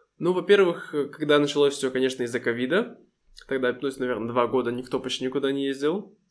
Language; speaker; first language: Russian; native; Russian